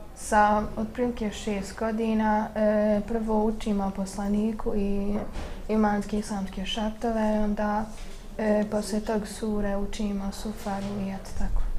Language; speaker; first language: Serbian; early bilingual, heritage; Bosnian